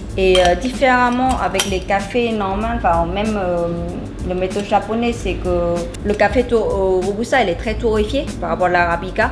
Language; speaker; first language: French; non-native, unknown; Vietnamese